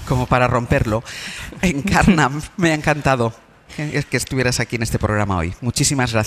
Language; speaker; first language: Spanish; native; Spanish